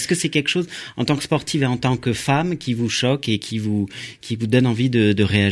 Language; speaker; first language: French; native; French